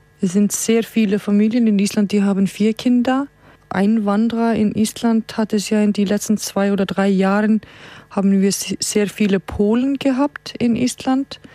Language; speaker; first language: German; non-native, fluent; Icelandic